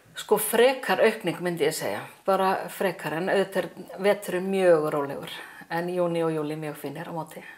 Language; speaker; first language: Icelandic; native; Icelandic